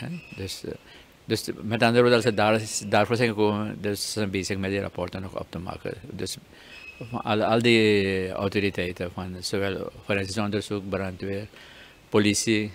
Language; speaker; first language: Dutch; native; Dutch